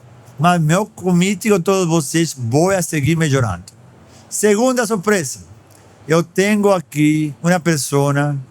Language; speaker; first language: Portuguese; non-native, fluent; Spanish